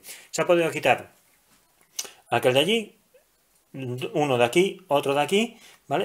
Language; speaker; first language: Spanish; native; Spanish